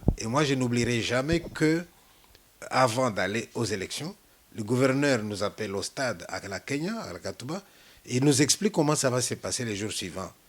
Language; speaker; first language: French; non-native, local second language; Luba-Lulua